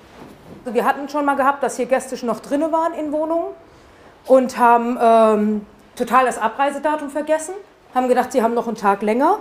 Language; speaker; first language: German; native; German